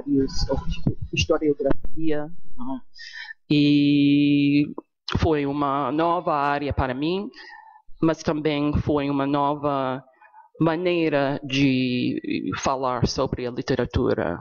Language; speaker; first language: Portuguese; non-native, fluent; English